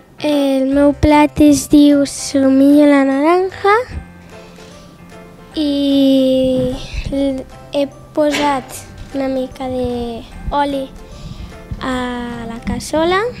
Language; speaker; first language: Catalan; non-native, local second language; Spanish